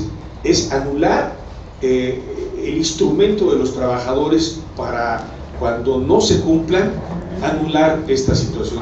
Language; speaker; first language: Spanish; native; Spanish